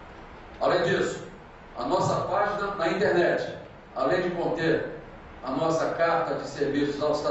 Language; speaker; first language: Portuguese; native; Portuguese